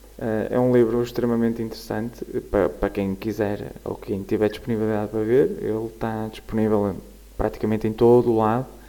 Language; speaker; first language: Portuguese; native; Portuguese